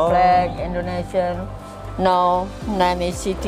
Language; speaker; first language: English; non-native, learner; Thai